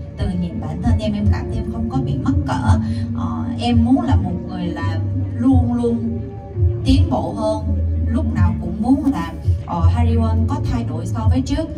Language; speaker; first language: Vietnamese; non-native, fluent; Korean